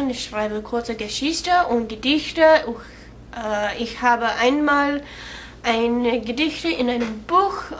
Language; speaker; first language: German; non-native, learner; English